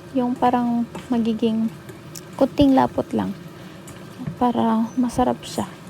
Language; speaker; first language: Filipino; non-native, local second language; Cebuano